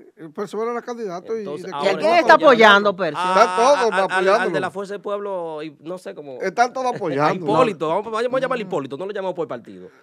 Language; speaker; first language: Spanish; native; Spanish